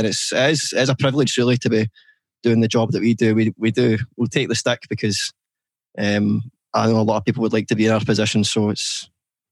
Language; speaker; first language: English; native; English